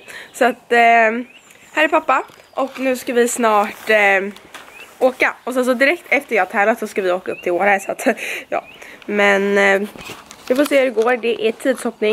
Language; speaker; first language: Swedish; native; Swedish